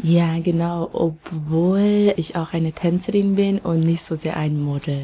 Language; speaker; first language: German; non-native, fluent; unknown